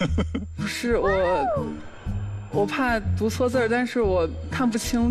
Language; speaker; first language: Chinese; native; Chinese